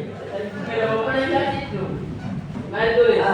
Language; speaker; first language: Indonesian; native; Indonesian